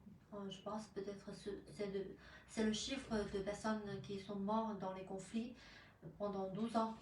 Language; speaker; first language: French; non-native, fluent; Chinese